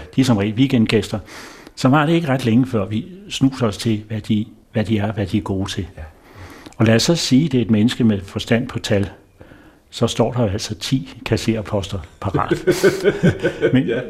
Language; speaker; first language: Danish; native; Danish